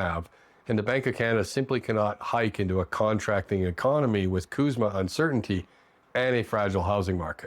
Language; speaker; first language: English; native; English